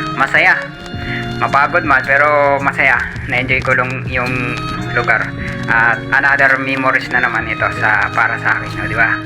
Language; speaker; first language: Filipino; native; Filipino